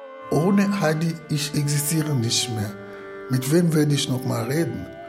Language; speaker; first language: German; non-native, fluent; Lingala